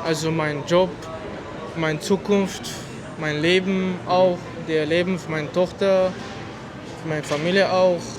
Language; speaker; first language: German; non-native, fluent; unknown